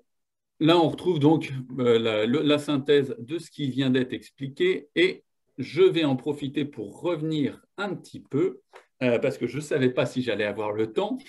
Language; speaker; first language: French; native; French